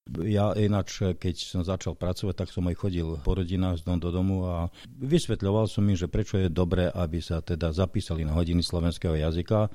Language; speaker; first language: Slovak; early bilingual, heritage; Slovak